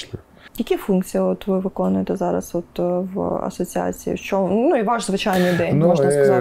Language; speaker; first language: Ukrainian; native; Ukrainian